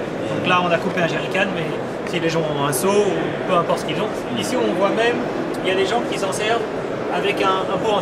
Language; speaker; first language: French; native; French